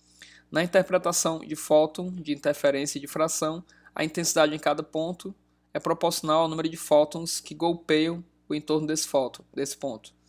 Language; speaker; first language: Portuguese; native; Portuguese